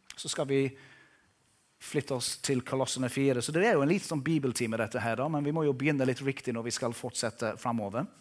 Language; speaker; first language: Norwegian; non-native, fluent; English